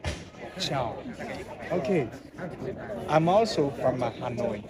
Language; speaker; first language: English; non-native, learner; Chinese